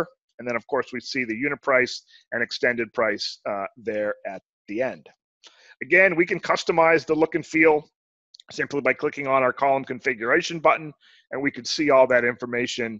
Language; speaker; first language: English; native; English